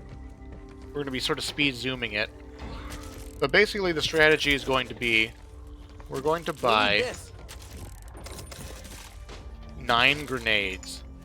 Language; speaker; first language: English; native; English